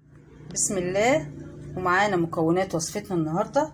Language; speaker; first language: Arabic; native; Arabic